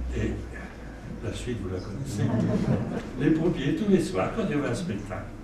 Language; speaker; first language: French; native; French